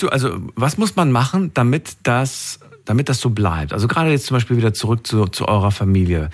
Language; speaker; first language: German; native; German